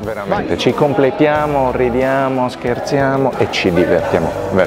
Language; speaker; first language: Italian; native; Italian